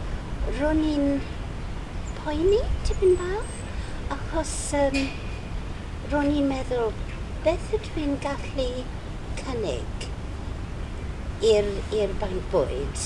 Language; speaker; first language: Welsh; non-native, learner; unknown